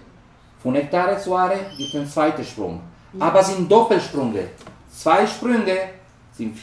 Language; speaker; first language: German; non-native, learner; Spanish